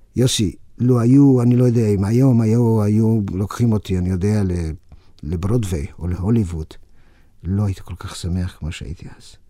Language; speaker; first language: Hebrew; non-native, fluent; Yiddish